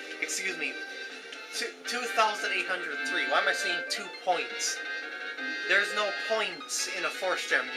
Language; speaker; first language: English; native; English